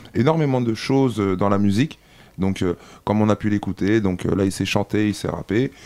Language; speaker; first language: French; native; French